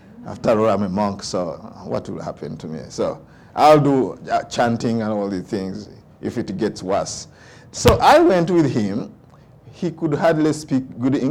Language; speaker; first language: English; non-native, local second language; Ganda